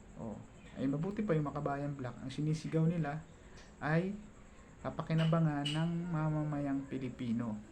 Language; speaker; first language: Filipino; native; Filipino